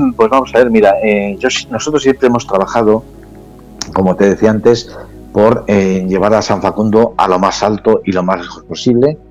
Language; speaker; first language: Spanish; native; Spanish